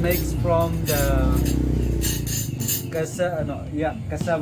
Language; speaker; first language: English; non-native, fluent; Indonesian